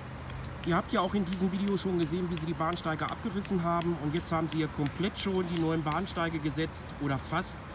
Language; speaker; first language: German; native; German